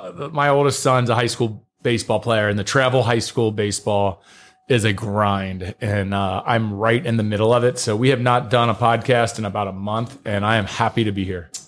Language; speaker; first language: English; native; English